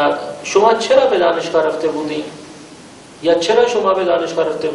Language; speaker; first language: Persian; non-native, fluent; Urdu